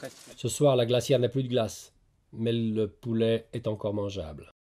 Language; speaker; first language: French; native; French